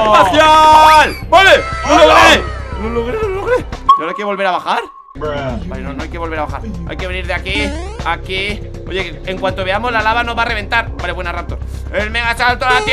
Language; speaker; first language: Spanish; native; Spanish